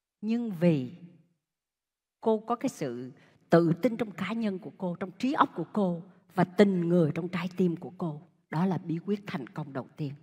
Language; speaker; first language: Vietnamese; native; Vietnamese